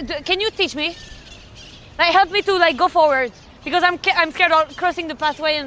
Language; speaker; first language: English; non-native, learner; French